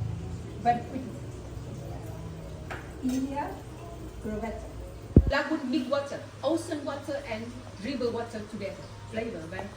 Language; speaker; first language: English; non-native, learner; Vietnamese